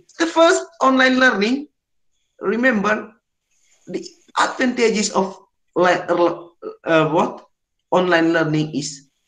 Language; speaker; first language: English; non-native, learner; Indonesian